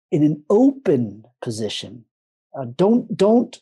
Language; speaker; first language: English; early bilingual, other home language; Spanish